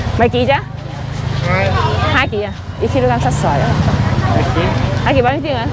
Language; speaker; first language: Korean; non-native, learner; Vietnamese